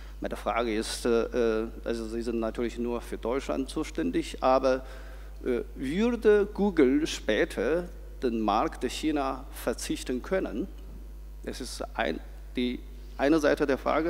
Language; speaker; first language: German; non-native, fluent; Chinese